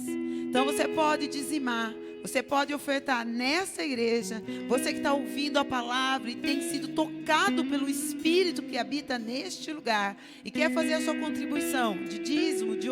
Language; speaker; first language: Portuguese; native; Portuguese